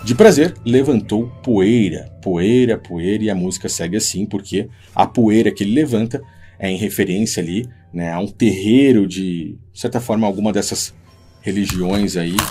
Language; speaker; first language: Portuguese; native; Portuguese